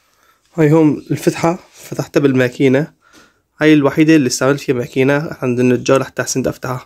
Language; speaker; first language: Arabic; native; Arabic